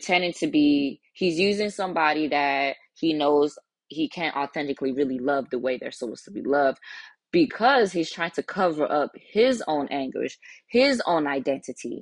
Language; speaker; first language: English; early bilingual, other home language; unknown